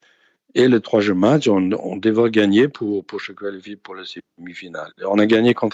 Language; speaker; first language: French; non-native, fluent; Danish